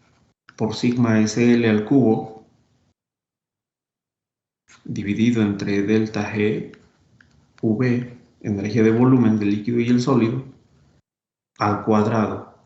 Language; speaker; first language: Spanish; native; Spanish